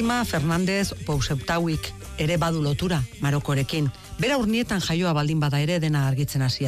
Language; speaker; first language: Basque; native; Basque